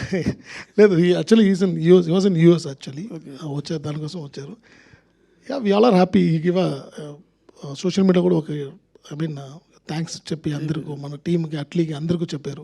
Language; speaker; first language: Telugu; non-native, learner; Tamil